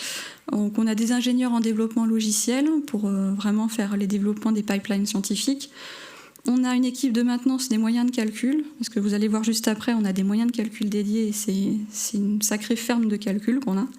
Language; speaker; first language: French; native; French